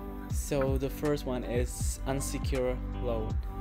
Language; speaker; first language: English; non-native, fluent; Vietnamese